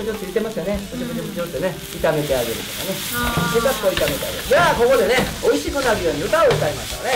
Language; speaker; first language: Japanese; native; Japanese